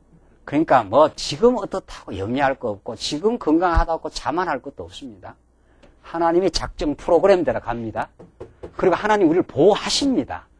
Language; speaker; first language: Korean; native; Korean